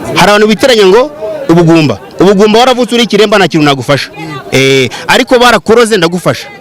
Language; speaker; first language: Kinyarwanda; native; Kinyarwanda